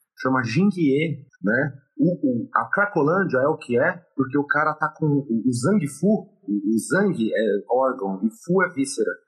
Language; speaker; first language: Portuguese; native; Portuguese